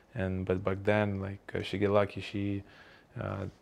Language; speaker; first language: English; non-native, learner; Russian